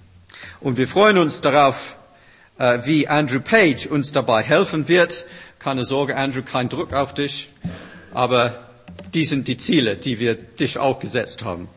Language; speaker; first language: German; non-native, fluent; English